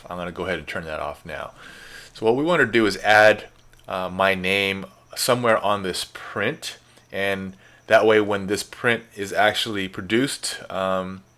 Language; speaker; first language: English; native; English